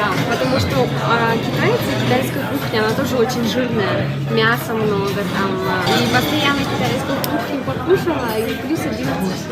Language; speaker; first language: Russian; native; Russian